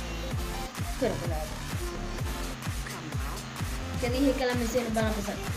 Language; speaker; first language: Spanish; early bilingual, heritage; Spanish